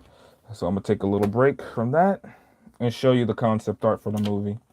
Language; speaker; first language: English; native; English